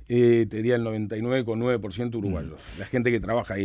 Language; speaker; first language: Spanish; native; Spanish